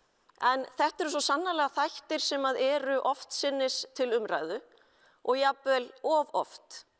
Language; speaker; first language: Icelandic; native; Icelandic